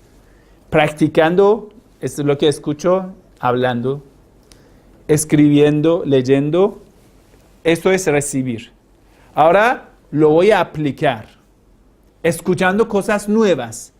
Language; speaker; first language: Spanish; non-native, fluent; Persian